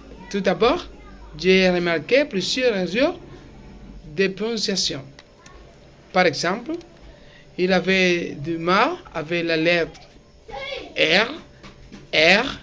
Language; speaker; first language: French; non-native, learner; Spanish